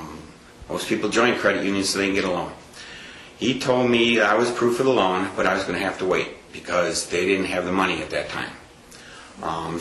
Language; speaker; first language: English; native; English